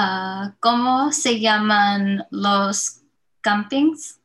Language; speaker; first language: Spanish; non-native, learner; English